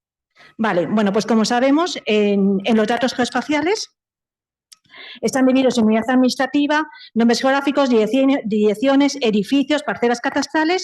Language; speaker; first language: Spanish; native; Spanish